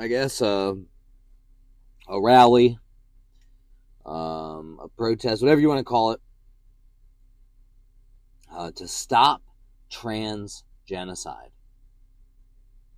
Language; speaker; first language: English; native; English